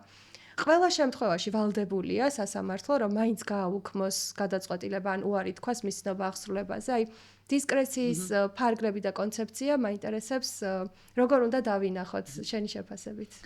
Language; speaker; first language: Georgian; native; Georgian